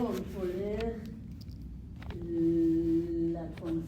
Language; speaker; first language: Hebrew; non-native, learner; English